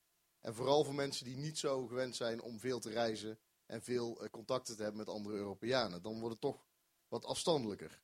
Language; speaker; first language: Dutch; native; Dutch